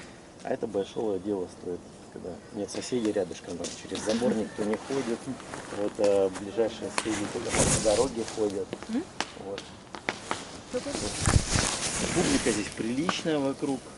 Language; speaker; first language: Russian; native; Russian